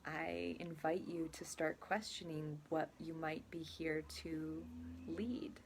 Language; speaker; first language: English; native; English